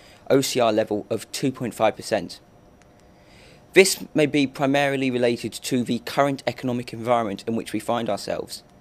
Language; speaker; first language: English; native; English